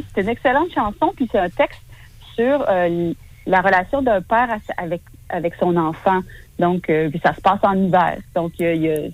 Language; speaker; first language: French; native; French